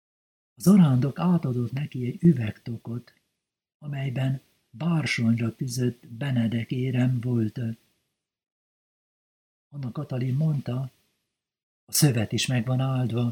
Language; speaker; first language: Hungarian; native; Hungarian